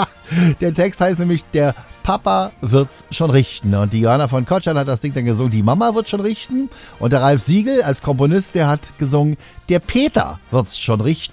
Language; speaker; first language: German; native; German